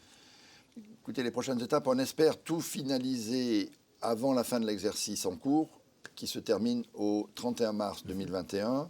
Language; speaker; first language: French; native; French